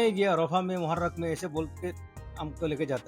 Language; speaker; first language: Hindi; non-native, fluent; Bangla